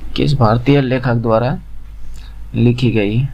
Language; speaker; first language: Hindi; native; Hindi